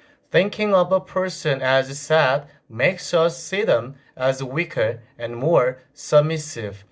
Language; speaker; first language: English; non-native, fluent; Korean